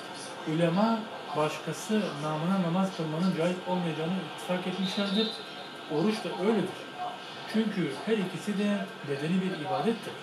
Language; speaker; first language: Turkish; native; Turkish